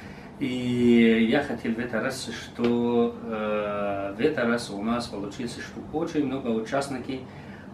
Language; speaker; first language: Russian; non-native, learner; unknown